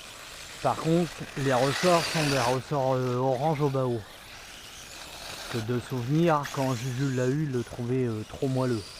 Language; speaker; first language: French; native; French